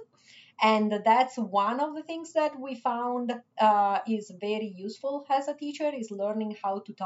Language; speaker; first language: English; non-native, fluent; Italian